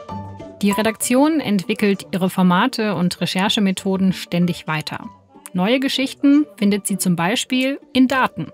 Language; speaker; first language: German; native; German